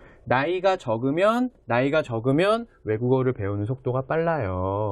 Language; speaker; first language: Korean; native; Korean